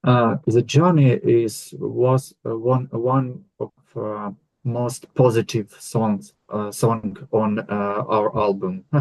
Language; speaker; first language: English; non-native, learner; Ukrainian